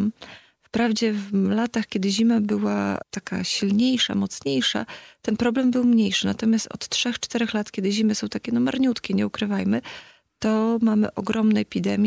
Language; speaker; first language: Polish; native; Polish